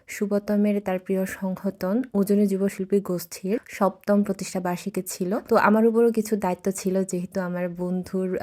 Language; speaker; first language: Bangla; non-native, local second language; Chakma